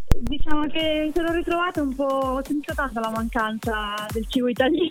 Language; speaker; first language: Italian; early bilingual, other home language; Spanish